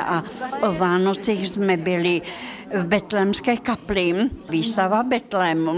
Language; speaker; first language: Czech; non-native, fluent; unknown